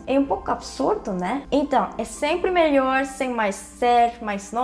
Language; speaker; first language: Portuguese; non-native, fluent; Korean